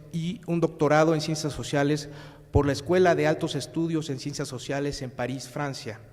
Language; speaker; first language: Spanish; native; Spanish